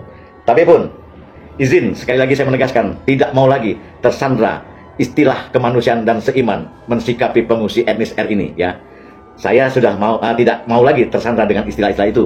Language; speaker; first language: Indonesian; native; Indonesian